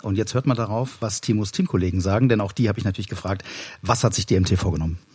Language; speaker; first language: German; native; German